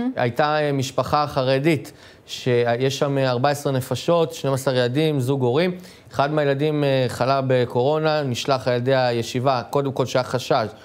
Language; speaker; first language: Hebrew; native; Hebrew